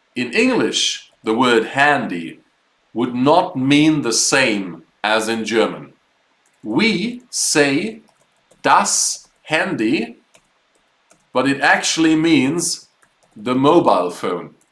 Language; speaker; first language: English; non-native, fluent; German